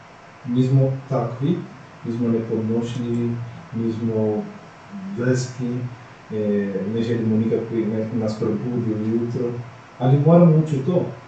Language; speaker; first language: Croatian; non-native, fluent; Portuguese